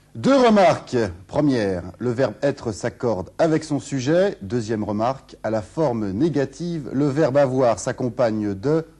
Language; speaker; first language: French; native; French